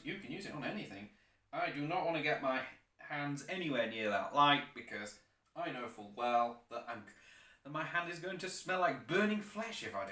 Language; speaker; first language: English; native; English